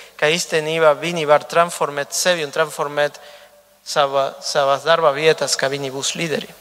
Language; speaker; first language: Latvian; non-native, fluent; Spanish